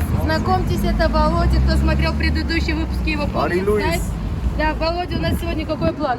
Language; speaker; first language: Russian; native; Russian